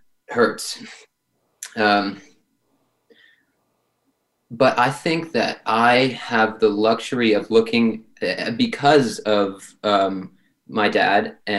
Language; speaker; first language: English; native; English